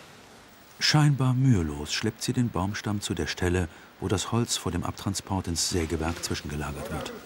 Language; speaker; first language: German; native; German